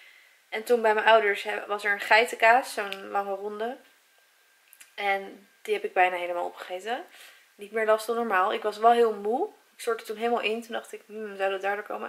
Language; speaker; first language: Dutch; native; Dutch